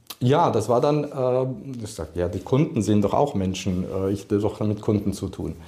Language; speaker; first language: German; early bilingual, other home language; Hungarian